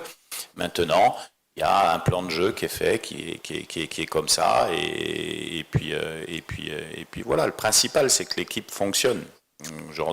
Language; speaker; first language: French; native; French